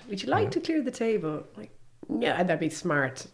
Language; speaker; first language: English; native; English